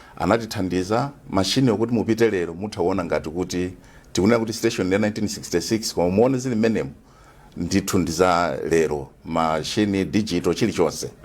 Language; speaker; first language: Nyanja; native; Nyanja